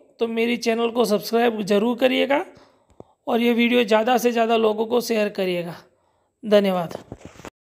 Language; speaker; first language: Hindi; non-native, local second language; Gujarati